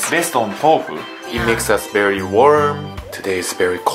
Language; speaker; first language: English; non-native, learner; Japanese